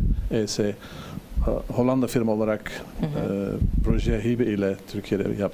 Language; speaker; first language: Turkish; non-native, learner; Dutch